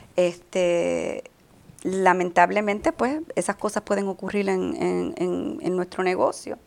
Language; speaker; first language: Spanish; native; Spanish